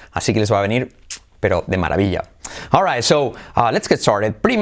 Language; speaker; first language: Spanish; native; Spanish